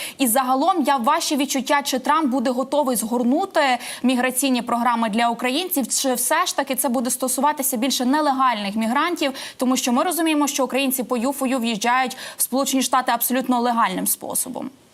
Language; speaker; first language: Ukrainian; native; Ukrainian